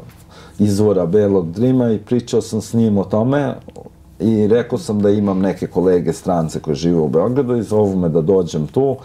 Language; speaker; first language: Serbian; non-native, local second language; Albanian